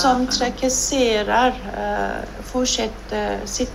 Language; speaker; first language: Swedish; non-native, fluent; Turkish